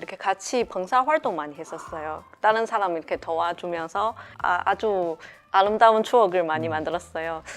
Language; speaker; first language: Korean; non-native, fluent; Chinese